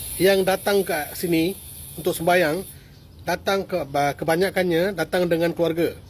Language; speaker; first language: Malay; non-native, local second language; Tamil